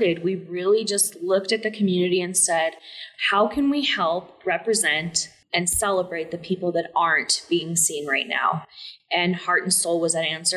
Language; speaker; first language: English; native; English